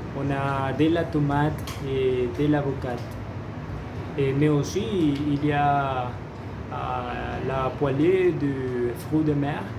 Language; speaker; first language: French; non-native, learner; Spanish